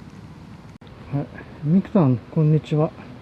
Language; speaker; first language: Japanese; native; Japanese